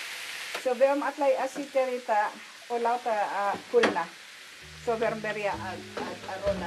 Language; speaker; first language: Icelandic; non-native, learner; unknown